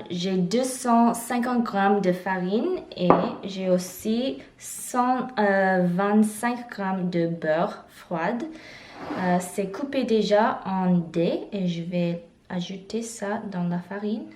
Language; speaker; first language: French; non-native, learner; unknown